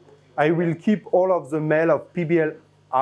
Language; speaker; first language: English; non-native, fluent; French